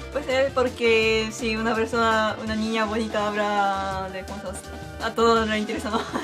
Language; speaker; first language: Spanish; non-native, fluent; Japanese